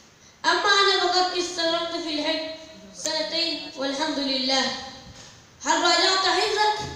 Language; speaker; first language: Arabic; non-native, learner; Urdu